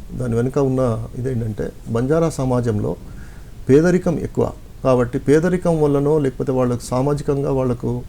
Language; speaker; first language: Telugu; non-native, local second language; Lambadi